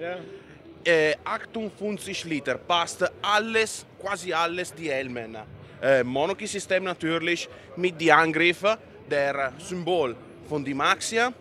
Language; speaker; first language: German; non-native, learner; Italian